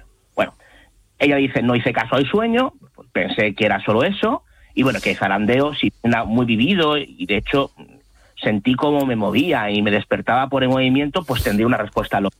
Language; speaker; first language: Spanish; native; Spanish